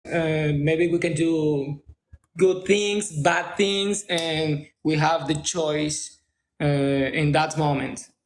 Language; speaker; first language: English; non-native, learner; Spanish